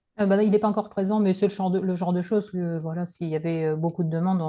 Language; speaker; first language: French; native; French